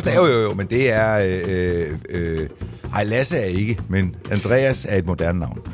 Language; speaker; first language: Danish; native; Danish